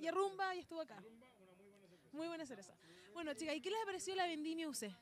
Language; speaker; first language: Spanish; native; Spanish